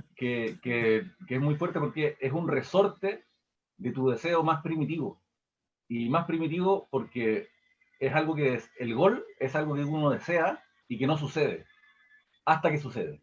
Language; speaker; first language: Spanish; native; Spanish